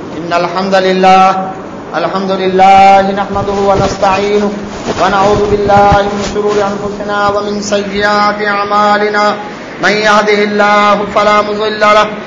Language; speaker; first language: Urdu; non-native, local second language; Saraiki